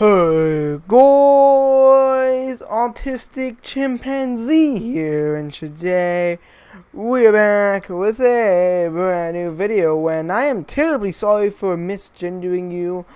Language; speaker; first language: English; native; English